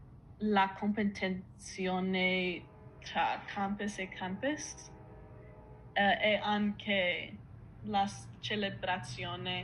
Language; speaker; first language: Italian; non-native, learner; English